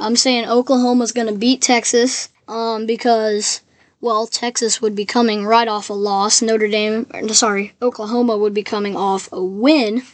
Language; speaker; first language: English; native; English